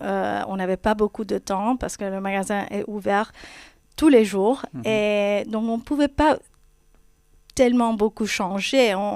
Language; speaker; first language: French; non-native, fluent; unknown